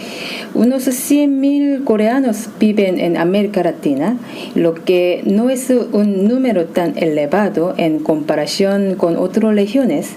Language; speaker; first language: Spanish; non-native, fluent; Korean